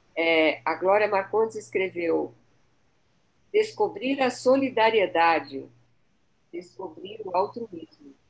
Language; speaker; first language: Portuguese; native; Portuguese